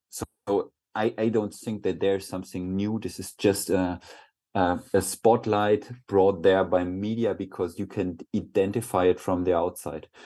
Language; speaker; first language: English; non-native, fluent; German